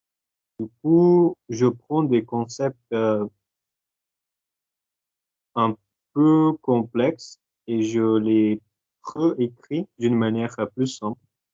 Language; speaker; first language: French; non-native, fluent; Portuguese